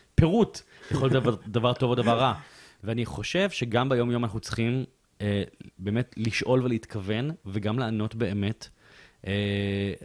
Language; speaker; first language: Hebrew; native; Hebrew